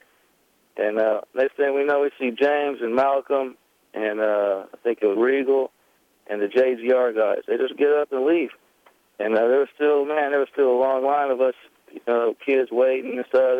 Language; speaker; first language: English; native; English